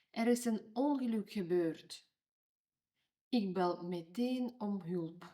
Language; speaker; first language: Dutch; non-native, fluent; Ukrainian